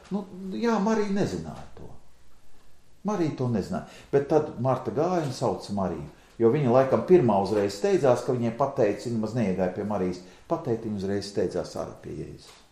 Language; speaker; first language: Latvian; native; Latvian